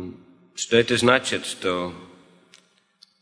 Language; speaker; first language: Russian; non-native, fluent; English